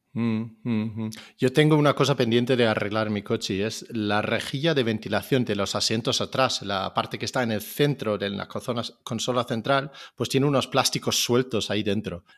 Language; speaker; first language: Spanish; non-native, fluent; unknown